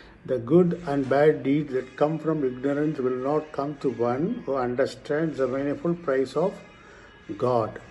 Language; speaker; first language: English; non-native, local second language; Tamil